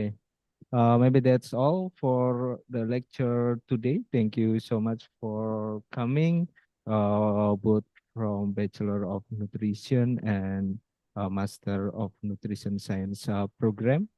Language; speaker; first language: English; non-native, fluent; Indonesian